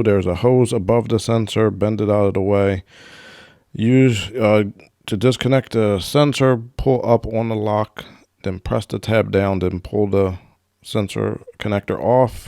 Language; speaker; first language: English; native; English